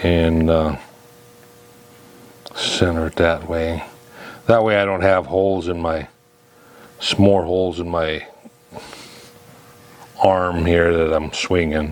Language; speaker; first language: English; native; English